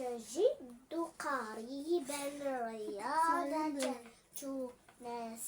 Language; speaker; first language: Arabic; native; Arabic